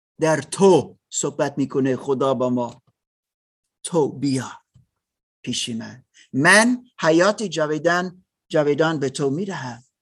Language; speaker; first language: Persian; non-native, learner; German